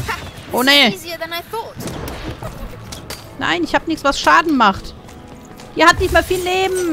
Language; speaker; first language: German; native; German